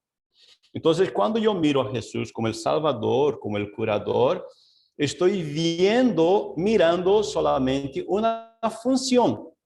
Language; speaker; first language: Portuguese; non-native, fluent; Spanish